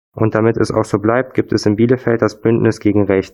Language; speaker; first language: German; native; German